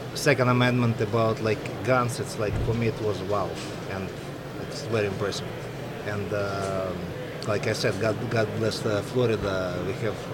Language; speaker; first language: English; non-native, fluent; Russian